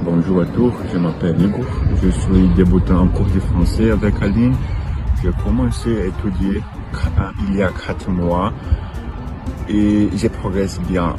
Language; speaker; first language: French; non-native, learner; Portuguese